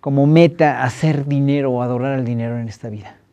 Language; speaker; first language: Spanish; native; Spanish